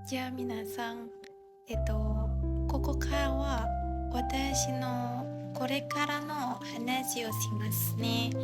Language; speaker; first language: Japanese; non-native, learner; Indonesian